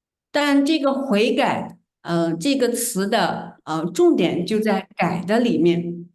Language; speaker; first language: Chinese; native; Chinese